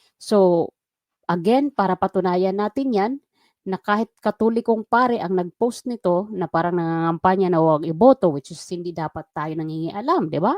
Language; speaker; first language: Filipino; non-native, local second language; Waray